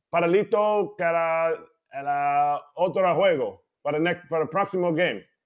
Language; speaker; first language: Spanish; non-native, learner; English